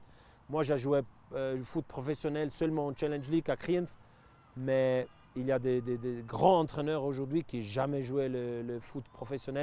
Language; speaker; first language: French; non-native, local second language; Italian